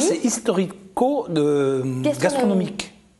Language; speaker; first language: French; native; French